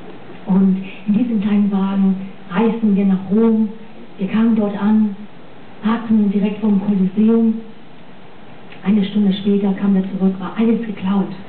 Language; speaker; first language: German; non-native, fluent; English